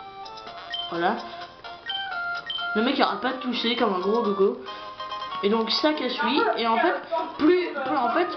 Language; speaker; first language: French; native; French